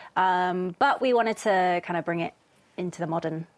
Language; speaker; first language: English; native; English